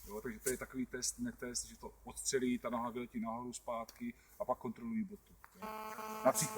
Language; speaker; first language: Czech; native; Czech